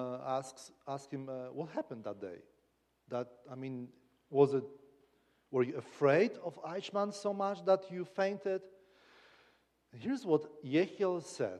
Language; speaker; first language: English; non-native, fluent; Polish